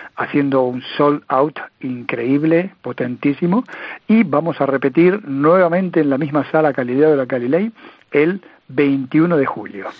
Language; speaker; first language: Spanish; native; Spanish